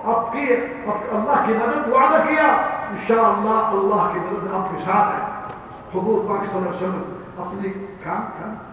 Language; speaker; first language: Urdu; non-native, learner; Arabic